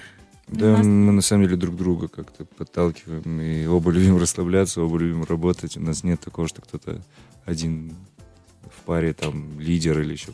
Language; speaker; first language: Russian; native; Russian